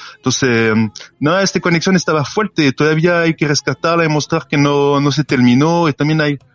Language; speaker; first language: Spanish; non-native, learner; French